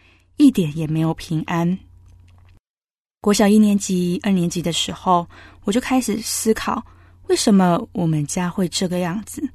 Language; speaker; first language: Chinese; native; Chinese